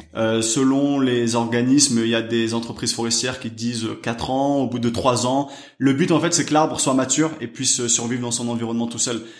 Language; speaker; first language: French; native; French